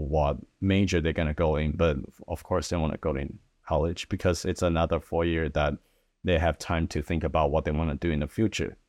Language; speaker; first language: English; early bilingual, other home language; Chinese